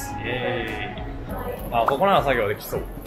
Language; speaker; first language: Japanese; native; Japanese